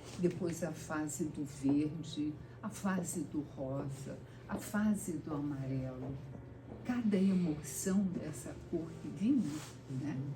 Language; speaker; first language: Portuguese; native; Portuguese